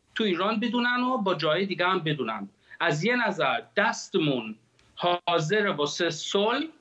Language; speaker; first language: Persian; early bilingual, heritage; Persian